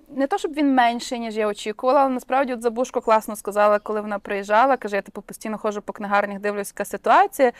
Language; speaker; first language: Ukrainian; native; Ukrainian